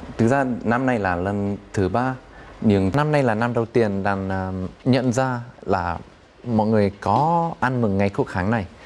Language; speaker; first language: Vietnamese; non-native, fluent; English